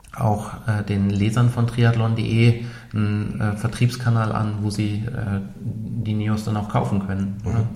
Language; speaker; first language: German; native; German